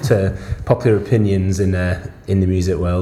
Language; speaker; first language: English; native; English